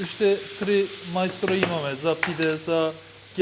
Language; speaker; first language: Macedonian; non-native, learner; Turkish